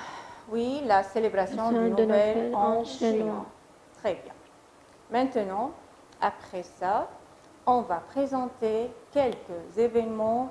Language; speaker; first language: French; non-native, fluent; Arabic